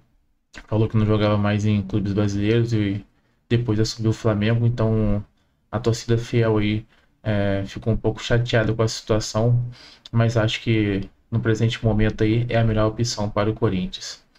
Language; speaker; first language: Portuguese; native; Portuguese